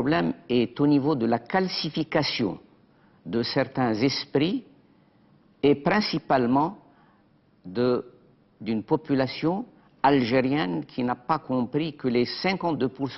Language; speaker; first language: French; non-native, local second language; Arabic